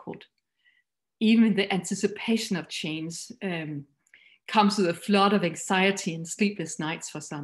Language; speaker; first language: English; non-native, fluent; Danish